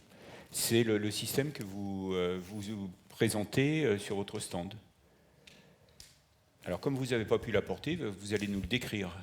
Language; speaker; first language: French; native; French